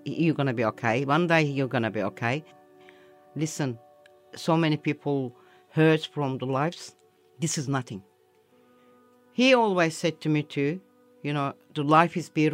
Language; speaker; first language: English; non-native, learner; Turkish